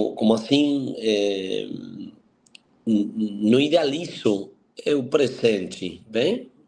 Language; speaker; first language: Portuguese; non-native, fluent; Spanish